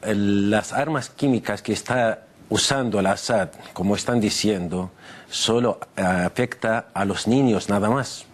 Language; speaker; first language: Spanish; non-native, fluent; Arabic